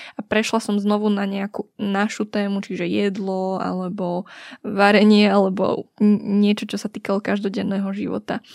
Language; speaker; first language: Slovak; early bilingual, other home language; Vietnamese